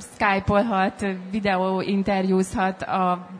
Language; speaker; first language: Hungarian; non-native, fluent; Dutch